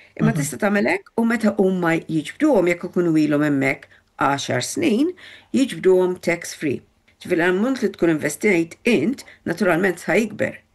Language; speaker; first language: Maltese; early bilingual, heritage; Maltese